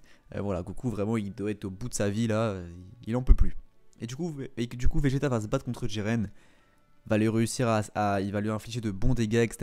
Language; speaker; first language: French; native; French